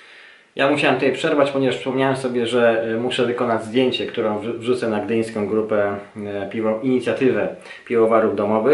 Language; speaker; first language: Polish; native; Polish